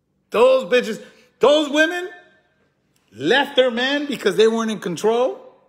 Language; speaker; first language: English; early bilingual, other home language; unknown